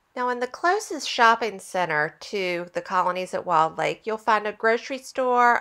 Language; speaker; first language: English; native; English